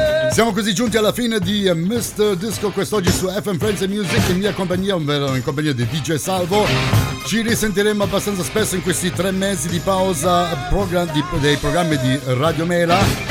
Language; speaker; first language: Italian; native; Italian